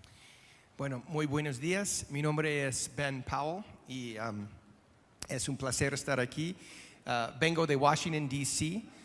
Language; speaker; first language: Spanish; non-native, fluent; English